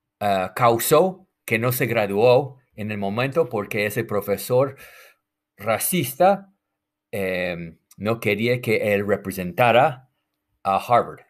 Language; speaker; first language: Spanish; non-native, fluent; English